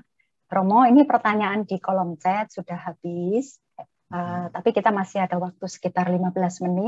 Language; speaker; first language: Indonesian; native; Indonesian